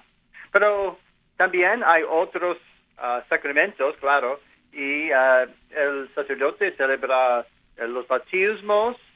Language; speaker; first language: Spanish; non-native, learner; English